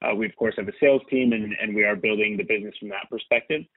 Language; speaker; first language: English; native; English